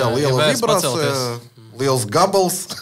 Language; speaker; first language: Latvian; non-native, learner; Russian